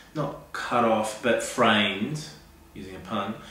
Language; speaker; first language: English; native; English